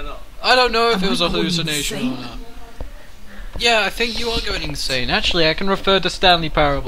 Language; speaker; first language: English; native; English